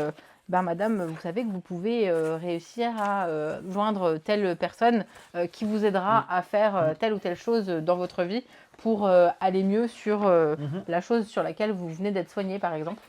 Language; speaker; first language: French; native; French